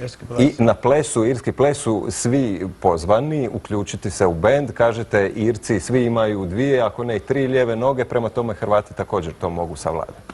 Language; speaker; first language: Croatian; native; Croatian